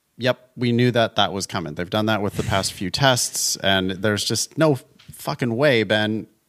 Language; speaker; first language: English; native; English